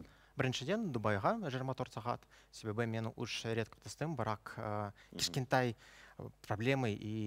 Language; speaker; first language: Kazakh; non-native, local second language; Russian